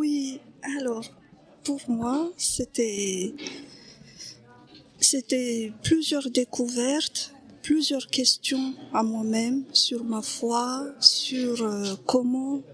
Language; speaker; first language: French; non-native, local second language; Malagasy